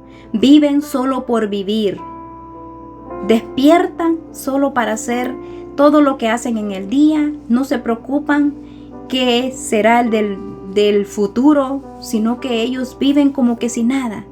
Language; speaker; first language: Spanish; native; Spanish